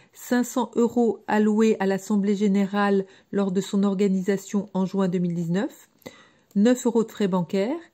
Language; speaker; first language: French; native; French